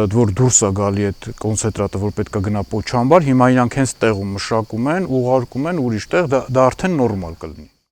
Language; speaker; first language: Armenian; native; Armenian